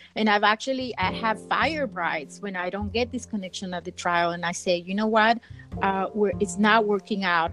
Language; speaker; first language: English; early bilingual, other home language; Spanish